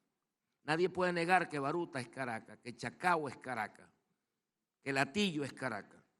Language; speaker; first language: Spanish; native; Spanish